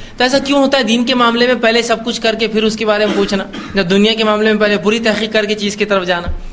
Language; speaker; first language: Urdu; native; Urdu